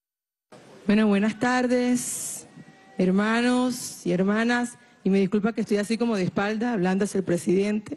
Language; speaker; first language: Spanish; native; Spanish